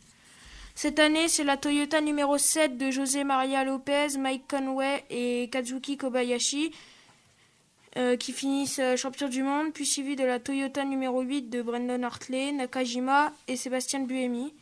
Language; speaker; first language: French; native; French